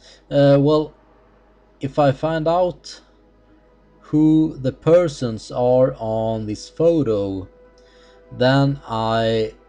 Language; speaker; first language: English; non-native, fluent; Swedish